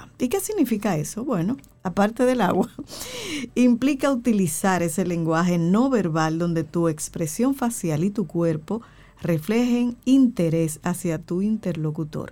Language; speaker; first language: Spanish; native; Spanish